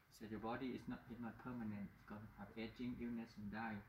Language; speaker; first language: English; non-native, learner; Thai